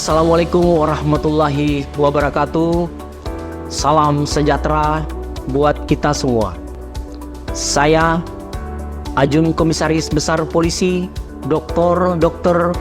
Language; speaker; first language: Indonesian; native; Indonesian